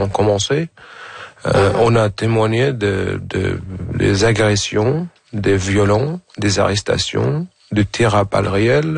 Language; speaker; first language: French; non-native, fluent; Arabic